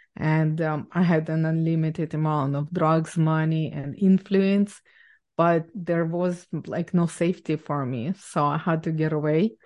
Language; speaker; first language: English; non-native, fluent; Ukrainian